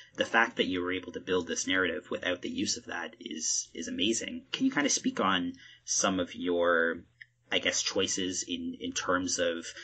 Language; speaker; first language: English; native; English